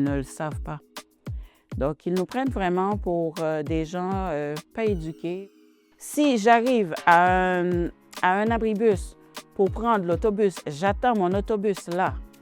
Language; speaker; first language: French; non-native, local second language; Haitian Creole